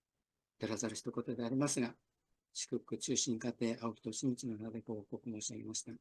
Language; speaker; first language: Japanese; native; Japanese